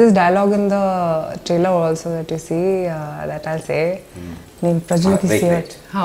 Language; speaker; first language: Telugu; non-native, learner; Hindi